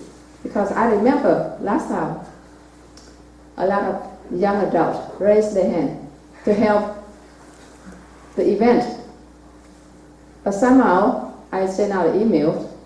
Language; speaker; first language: English; non-native, learner; Vietnamese